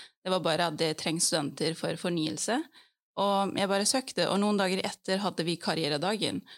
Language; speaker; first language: Norwegian; early bilingual, other home language; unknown